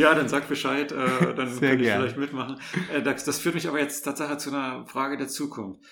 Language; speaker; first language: German; native; German